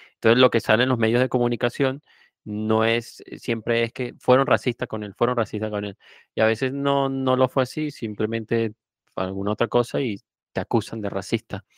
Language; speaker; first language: Spanish; native; Spanish